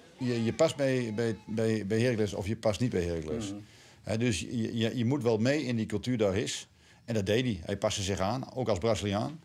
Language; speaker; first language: Dutch; native; Dutch